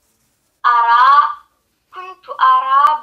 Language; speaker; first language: Arabic; non-native, learner; French